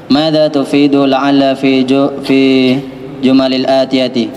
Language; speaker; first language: Arabic; non-native, learner; Indonesian